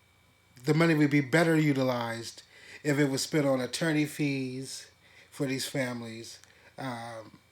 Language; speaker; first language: English; native; English